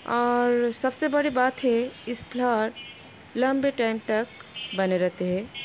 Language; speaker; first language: Hindi; non-native, local second language; Bangla